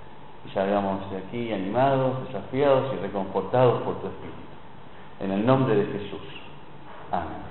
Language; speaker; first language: Spanish; native; Spanish